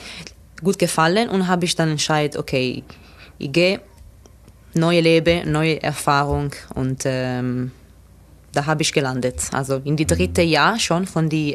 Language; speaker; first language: German; non-native, learner; Italian